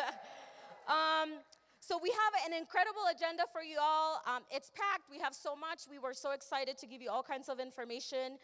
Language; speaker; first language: English; early bilingual, other home language; Spanish